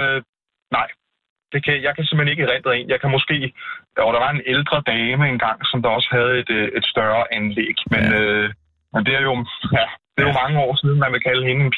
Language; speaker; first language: Danish; native; Danish